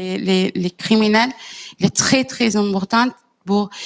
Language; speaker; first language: French; non-native, learner; Arabic